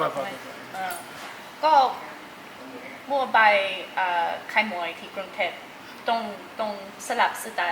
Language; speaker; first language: Thai; non-native, learner; English